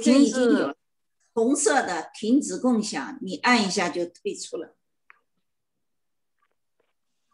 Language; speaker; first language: Chinese; native; Chinese